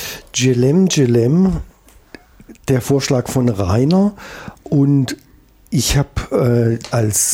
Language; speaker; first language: German; native; German